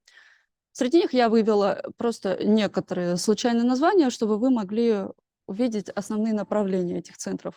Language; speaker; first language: Russian; native; Russian